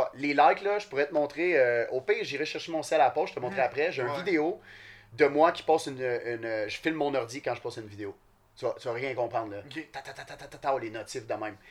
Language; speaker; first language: French; native; French